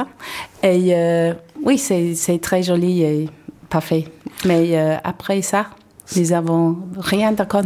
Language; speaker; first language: French; non-native, learner; English